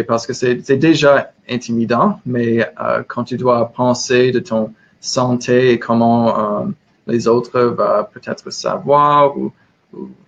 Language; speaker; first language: French; non-native, learner; English